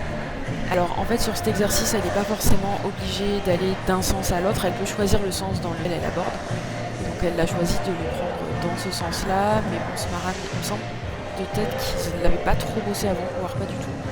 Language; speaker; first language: French; native; French